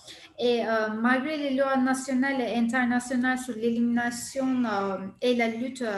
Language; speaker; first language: French; non-native, fluent; Turkish